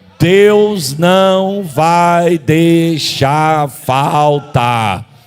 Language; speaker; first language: Portuguese; native; Portuguese